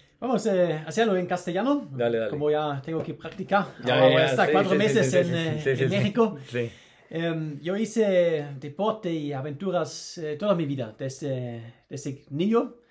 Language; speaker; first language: Spanish; non-native, learner; German